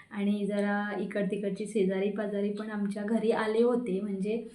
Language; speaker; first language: Marathi; non-native, local second language; Konkani